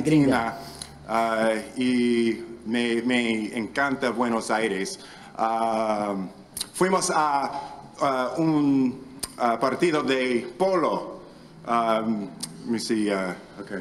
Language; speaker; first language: Spanish; non-native, learner; English